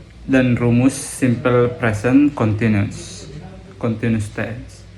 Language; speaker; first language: English; non-native, learner; Indonesian